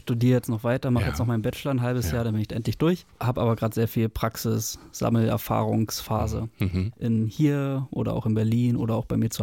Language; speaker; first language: German; native; German